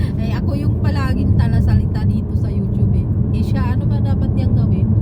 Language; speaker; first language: Filipino; non-native, local second language; Maguindanaon